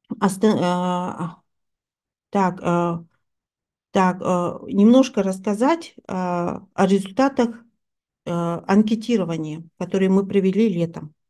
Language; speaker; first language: Russian; non-native, local second language; Tuvinian